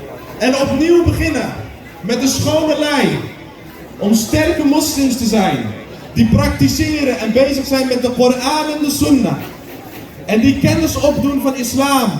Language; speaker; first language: Dutch; early bilingual, other home language; Indonesian